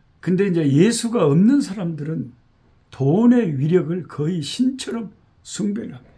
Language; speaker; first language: Korean; native; Korean